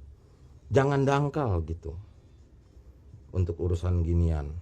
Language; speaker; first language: Indonesian; native; Indonesian